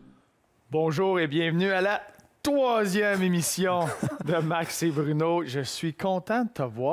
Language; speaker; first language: French; native; French